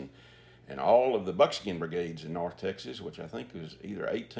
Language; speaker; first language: English; native; English